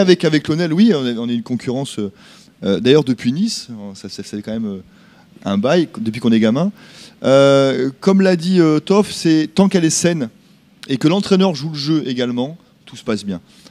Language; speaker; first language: French; native; French